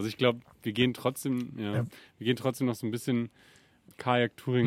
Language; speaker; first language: German; native; German